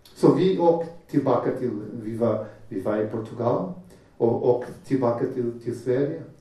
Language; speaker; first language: Swedish; non-native, fluent; Portuguese